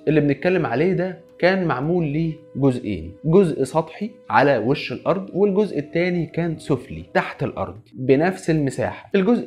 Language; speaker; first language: Arabic; native; Arabic